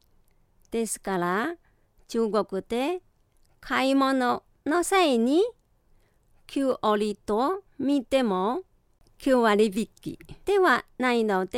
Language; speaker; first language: Japanese; non-native, fluent; Chinese